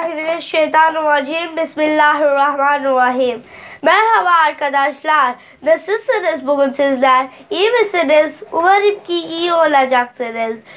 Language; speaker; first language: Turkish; non-native, learner; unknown